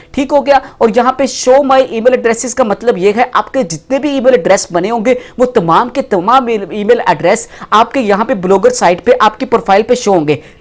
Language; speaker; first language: Urdu; non-native, local second language; Punjabi